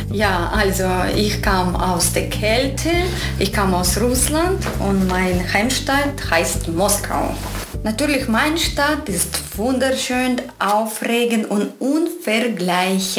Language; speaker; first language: German; non-native, fluent; Russian